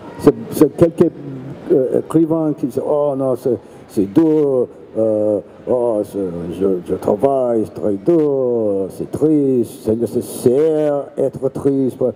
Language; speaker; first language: French; non-native, learner; English